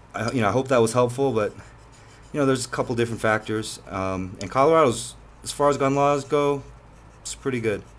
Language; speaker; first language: English; native; English